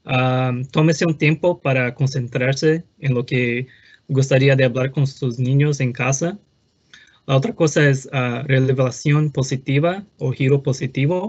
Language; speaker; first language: Spanish; non-native, fluent; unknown